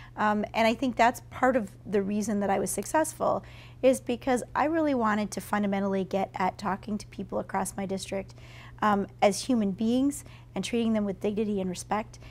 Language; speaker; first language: English; native; English